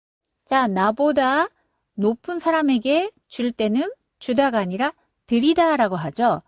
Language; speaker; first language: Korean; non-native, fluent; Japanese